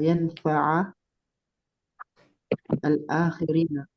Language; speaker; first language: Arabic; non-native, learner; Indonesian